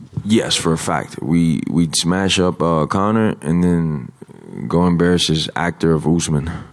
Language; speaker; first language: English; early bilingual, other home language; Spanish